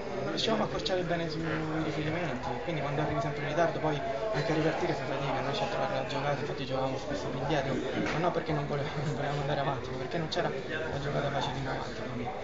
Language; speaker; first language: Italian; native; Italian